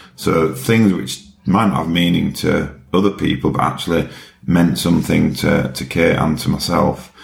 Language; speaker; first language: English; native; English